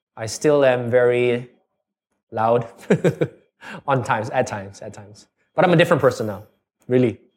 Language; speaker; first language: English; native; English